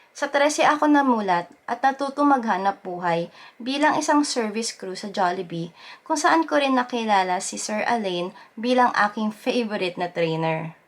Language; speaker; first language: Filipino; native; Filipino